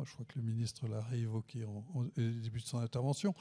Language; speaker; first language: French; native; French